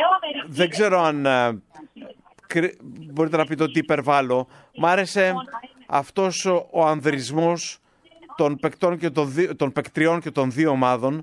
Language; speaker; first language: Greek; native; Greek